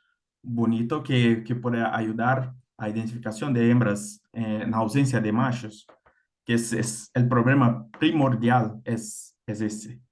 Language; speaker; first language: Spanish; non-native, fluent; Portuguese